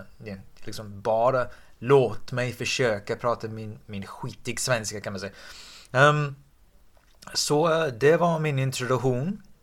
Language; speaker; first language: Swedish; non-native, fluent; English